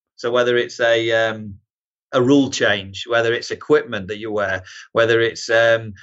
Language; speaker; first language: English; native; English